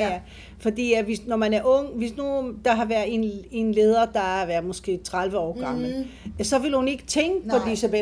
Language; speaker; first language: Danish; non-native, fluent; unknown